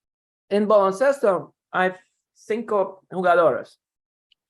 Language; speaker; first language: Spanish; non-native, learner; Russian